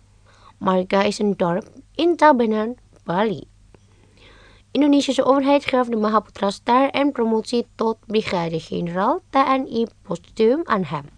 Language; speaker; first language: Dutch; non-native, fluent; Indonesian